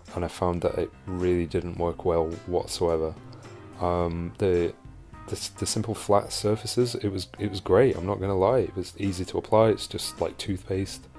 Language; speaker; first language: English; native; English